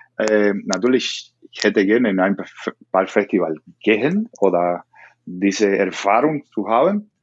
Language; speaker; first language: German; non-native, learner; Spanish